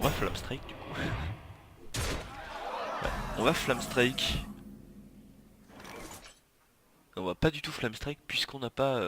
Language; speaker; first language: French; native; French